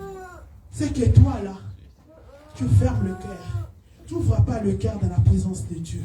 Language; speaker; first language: French; non-native, local second language; Lingala